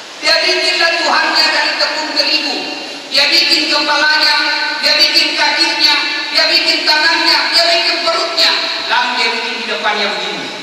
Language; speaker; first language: Indonesian; non-native, local second language; Buginese